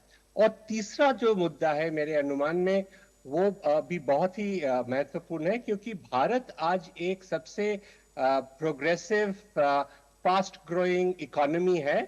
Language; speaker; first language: Hindi; native; Hindi